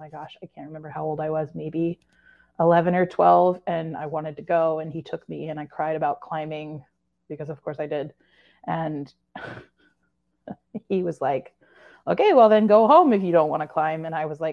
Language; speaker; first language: English; native; English